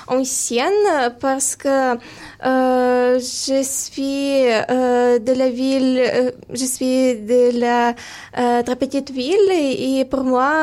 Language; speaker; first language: French; non-native, fluent; Ukrainian